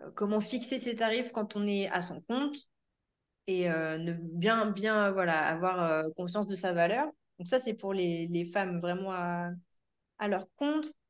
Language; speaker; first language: French; native; French